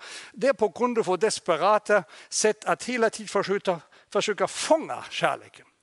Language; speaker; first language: Swedish; non-native, fluent; German